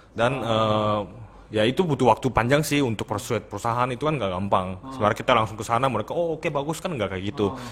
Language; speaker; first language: Indonesian; early bilingual, other home language; Korean